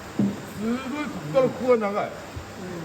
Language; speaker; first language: Japanese; native; Japanese